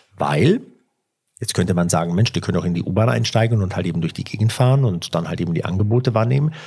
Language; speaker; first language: German; early bilingual, other home language; Italian